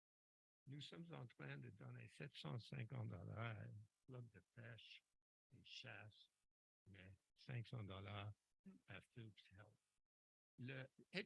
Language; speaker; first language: French; non-native, local second language; English